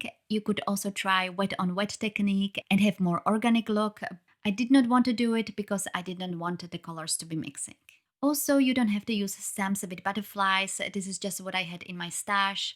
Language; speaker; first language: English; non-native, fluent; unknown